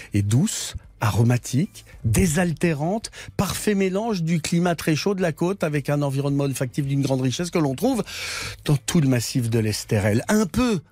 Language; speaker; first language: French; native; French